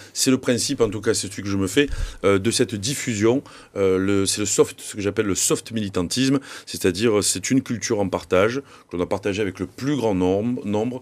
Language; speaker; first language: French; native; French